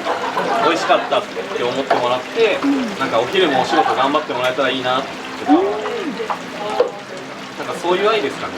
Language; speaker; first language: Japanese; native; Japanese